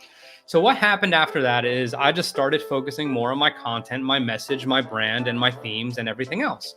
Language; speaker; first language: English; native; English